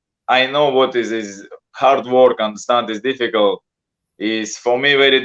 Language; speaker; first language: English; non-native, learner; Russian